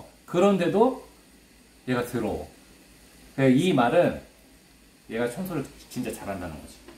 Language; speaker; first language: Korean; native; Korean